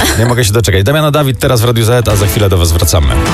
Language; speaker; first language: Polish; native; Polish